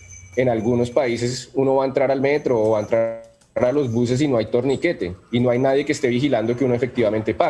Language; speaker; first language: Spanish; native; Spanish